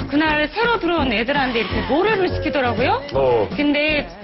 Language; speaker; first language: Korean; native; Korean